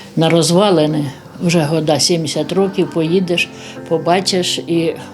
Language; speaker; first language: Ukrainian; native; Ukrainian